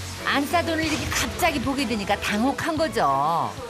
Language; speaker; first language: Korean; native; Korean